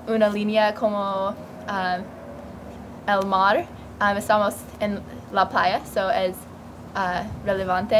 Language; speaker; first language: Spanish; non-native, learner; English